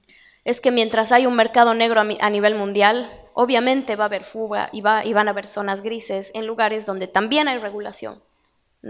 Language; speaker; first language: Spanish; native; Spanish